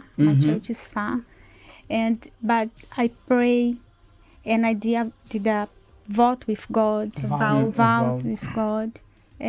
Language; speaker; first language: English; non-native, learner; Portuguese